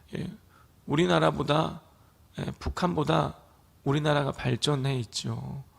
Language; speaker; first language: Korean; native; Korean